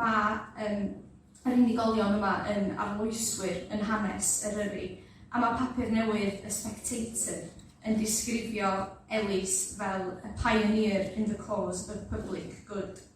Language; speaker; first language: Welsh; native; Welsh